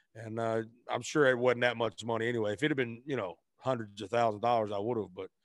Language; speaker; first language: English; native; English